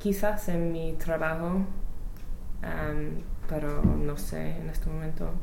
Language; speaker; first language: Spanish; non-native, learner; English